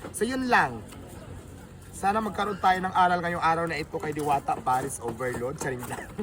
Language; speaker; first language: Filipino; native; Filipino